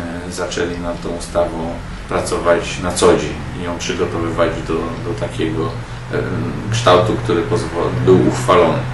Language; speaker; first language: Polish; native; Polish